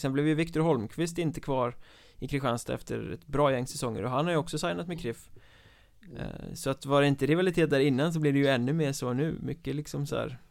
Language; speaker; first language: Swedish; native; Swedish